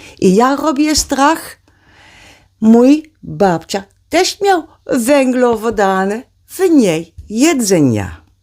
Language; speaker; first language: Polish; non-native, learner; Dutch